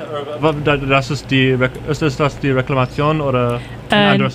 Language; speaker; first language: German; non-native, learner; English